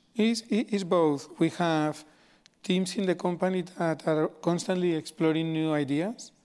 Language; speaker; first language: English; non-native, fluent; Spanish